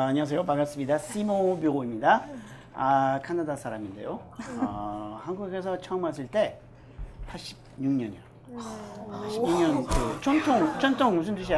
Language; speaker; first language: Korean; non-native, learner; French